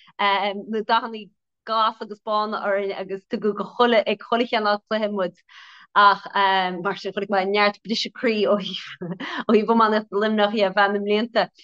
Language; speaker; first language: Irish; native; Irish